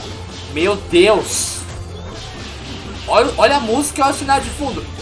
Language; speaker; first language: Portuguese; native; Portuguese